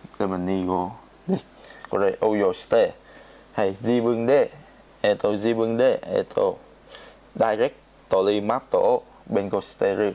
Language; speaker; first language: Japanese; non-native, learner; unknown